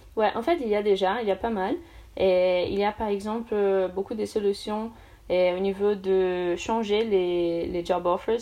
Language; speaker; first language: French; non-native, fluent; Portuguese